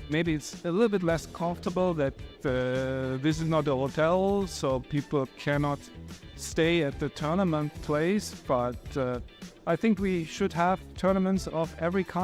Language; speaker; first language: English; non-native, fluent; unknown